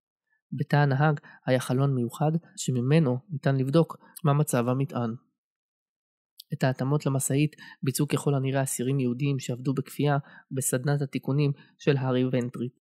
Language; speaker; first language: Hebrew; native; Hebrew